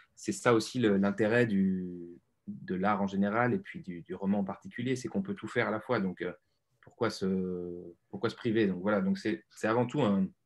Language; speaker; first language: French; native; French